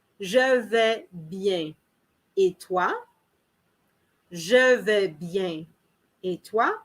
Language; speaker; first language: French; non-native, learner; English